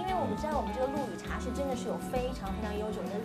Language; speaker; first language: Chinese; native; Chinese